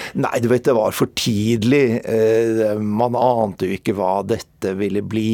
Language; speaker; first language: Norwegian; native; Norwegian